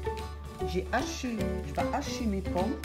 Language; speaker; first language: French; non-native, local second language; Arabic